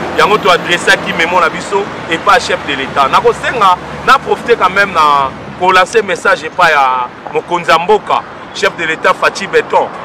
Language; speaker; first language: Lingala; non-native, local second language; Kongo